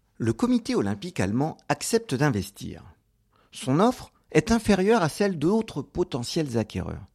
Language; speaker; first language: French; native; French